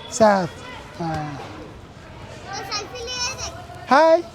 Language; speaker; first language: Hindi; non-native, learner; Somali